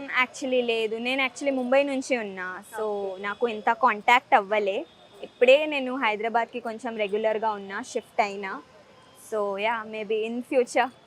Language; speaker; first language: Telugu; early bilingual, heritage; Telugu